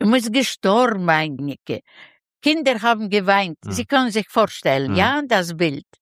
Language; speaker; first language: German; non-native, learner; Russian